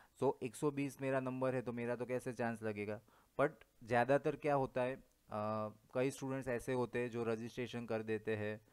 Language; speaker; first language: Hindi; non-native, local second language; Gujarati